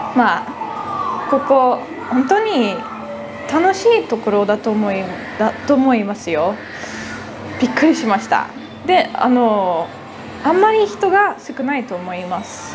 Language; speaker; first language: Japanese; non-native, learner; Dutch